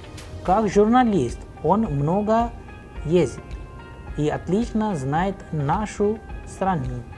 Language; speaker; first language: Russian; non-native, fluent; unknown